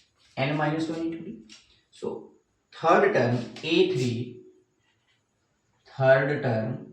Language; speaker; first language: English; non-native, local second language; Hindi